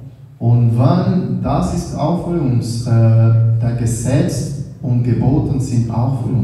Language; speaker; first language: German; non-native, learner; Portuguese